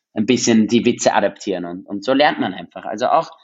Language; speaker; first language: German; non-native, local second language; English